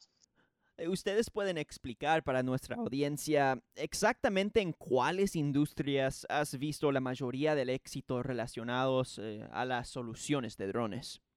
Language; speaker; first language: Spanish; non-native, fluent; English